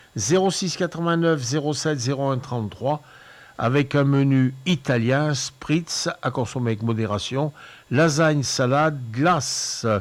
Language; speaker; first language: French; native; French